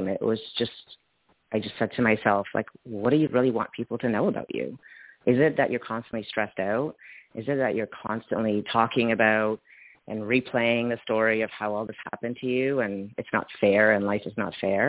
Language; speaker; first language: English; non-native, fluent; Polish